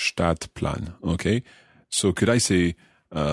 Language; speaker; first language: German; non-native, learner; English